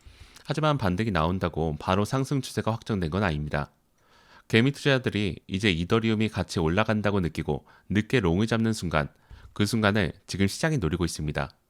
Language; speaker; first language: Korean; native; Korean